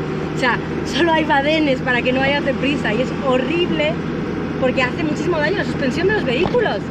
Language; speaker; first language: Spanish; native; Spanish